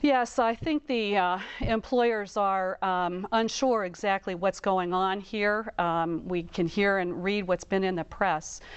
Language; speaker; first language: English; native; English